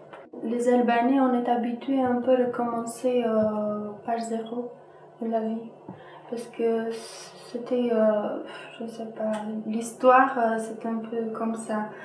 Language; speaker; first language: French; non-native, fluent; Albanian